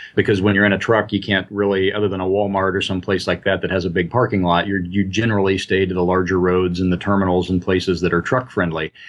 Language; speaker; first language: English; native; English